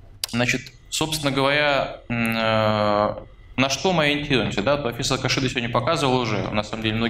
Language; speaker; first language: Russian; native; Russian